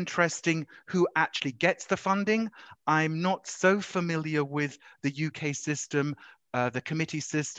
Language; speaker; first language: English; native; English